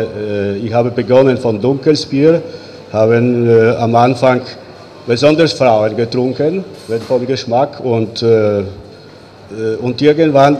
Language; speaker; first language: German; non-native, fluent; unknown